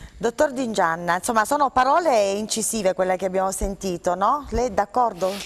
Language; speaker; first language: Italian; native; Italian